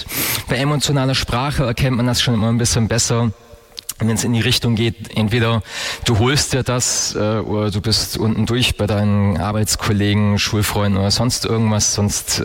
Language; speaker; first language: German; native; German